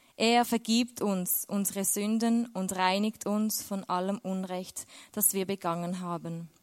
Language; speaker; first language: German; native; German